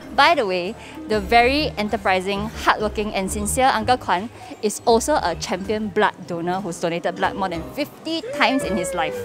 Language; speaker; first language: English; native; English